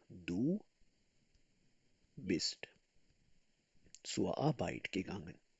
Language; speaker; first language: German; non-native, fluent; Urdu